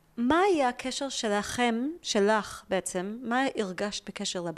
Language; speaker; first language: Hebrew; native; Hebrew